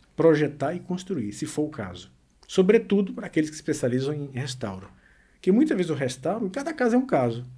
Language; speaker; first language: Portuguese; native; Portuguese